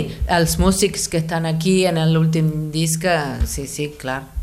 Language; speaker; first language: Catalan; non-native, fluent; Spanish